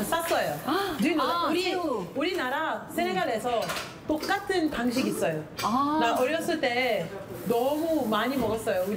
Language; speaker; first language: Korean; non-native, learner; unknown